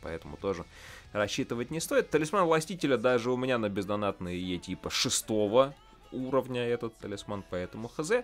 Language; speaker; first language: Russian; native; Russian